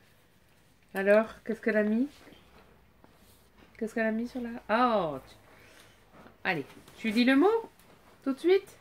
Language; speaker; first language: French; native; French